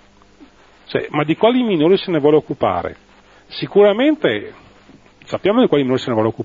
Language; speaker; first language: Italian; native; Italian